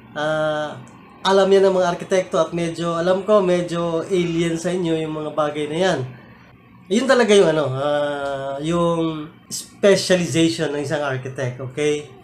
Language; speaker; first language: Filipino; native; Filipino